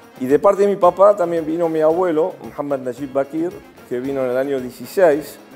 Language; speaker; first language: Spanish; early bilingual, other home language; Arabic